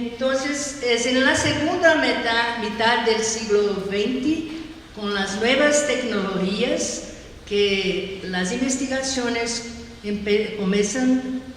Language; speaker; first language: Spanish; non-native, learner; Portuguese